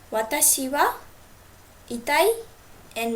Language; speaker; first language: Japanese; non-native, fluent; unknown